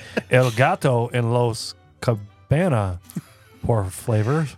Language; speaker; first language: Spanish; non-native, learner; English